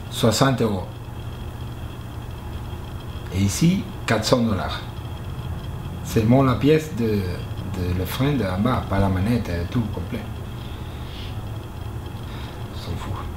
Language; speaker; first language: French; non-native, learner; Spanish